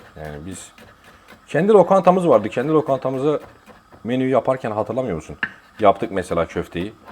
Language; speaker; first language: Turkish; native; Turkish